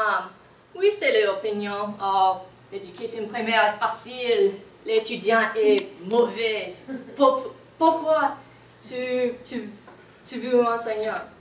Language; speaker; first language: French; non-native, learner; English